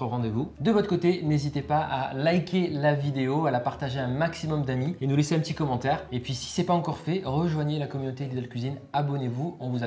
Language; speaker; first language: French; native; French